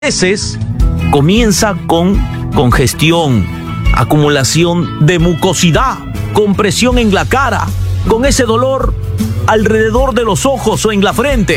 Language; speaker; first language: Spanish; native; Spanish